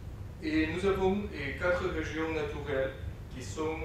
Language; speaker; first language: French; non-native, fluent; Spanish